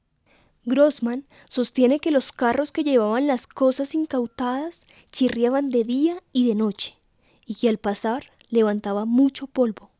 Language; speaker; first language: Spanish; native; Spanish